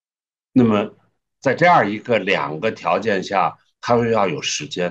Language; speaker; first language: Chinese; native; Chinese